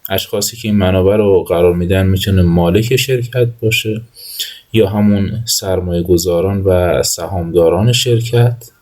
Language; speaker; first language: Persian; native; Persian